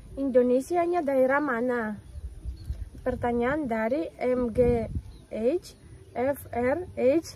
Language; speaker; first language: Indonesian; non-native, fluent; Russian